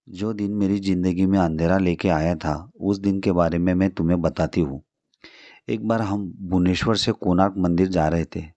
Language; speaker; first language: Hindi; non-native, local second language; Marathi